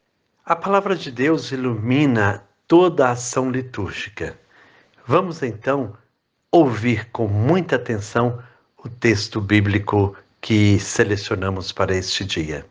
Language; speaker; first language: Portuguese; native; Portuguese